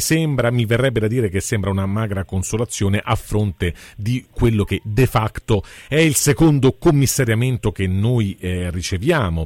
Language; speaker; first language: Italian; native; Italian